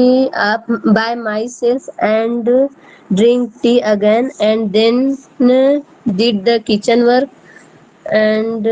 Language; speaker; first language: English; non-native, learner; Hindi